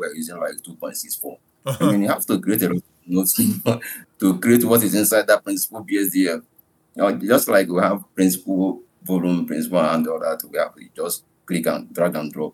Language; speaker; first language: English; non-native, local second language; Igbo